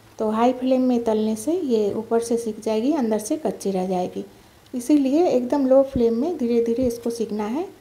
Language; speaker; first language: Hindi; non-native, local second language; Bangla